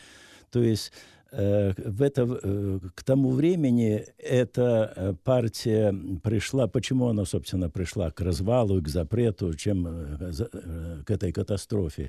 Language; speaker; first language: Russian; native; Russian